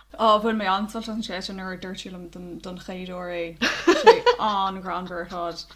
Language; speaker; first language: Irish; non-native, local second language; English